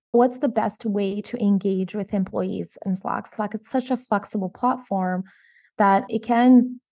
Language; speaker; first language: English; non-native, fluent; Portuguese